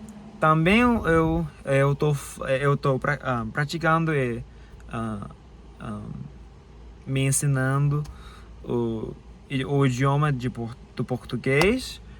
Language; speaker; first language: Portuguese; non-native, learner; English